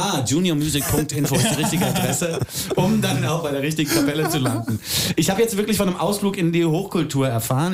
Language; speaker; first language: German; native; German